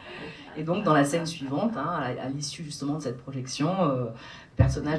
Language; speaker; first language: French; native; French